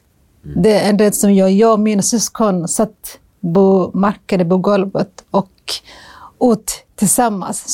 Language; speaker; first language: Swedish; non-native, fluent; Somali